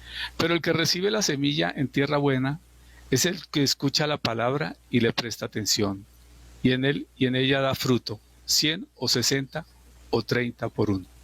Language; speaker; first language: Spanish; native; Spanish